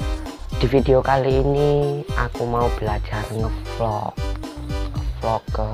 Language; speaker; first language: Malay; non-native, local second language; Javanese